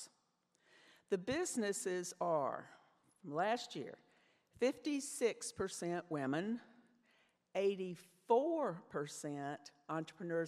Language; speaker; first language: English; native; English